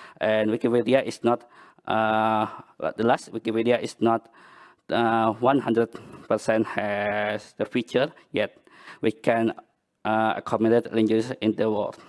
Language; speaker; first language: English; non-native, learner; Banjar